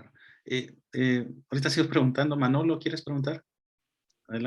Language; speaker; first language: Spanish; native; Spanish